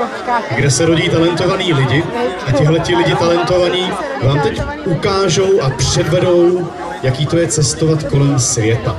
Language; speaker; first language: Czech; native; Czech